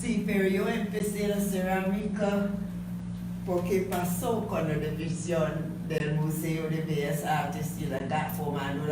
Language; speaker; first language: Spanish; non-native, fluent; English